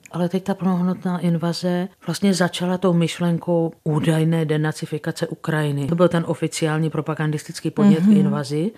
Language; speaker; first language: Czech; native; Czech